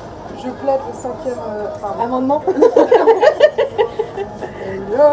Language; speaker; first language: French; native; French